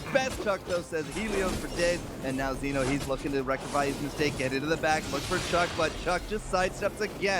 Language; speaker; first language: English; native; English